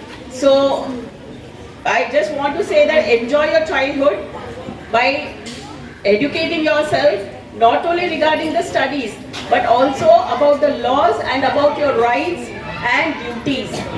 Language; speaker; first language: English; non-native, local second language; Telugu